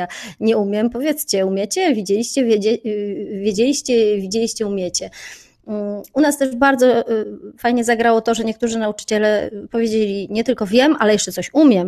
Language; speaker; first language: Polish; native; Polish